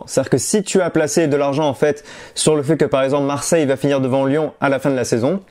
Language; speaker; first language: French; native; French